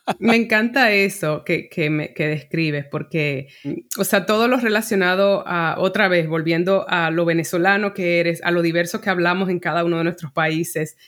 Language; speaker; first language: Spanish; native; Spanish